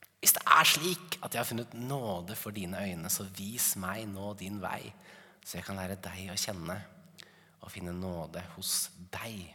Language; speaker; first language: Norwegian; native; Norwegian